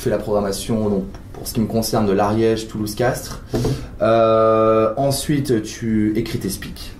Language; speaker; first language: French; native; French